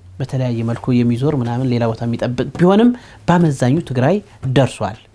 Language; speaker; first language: Amharic; non-native, local second language; Tigrinya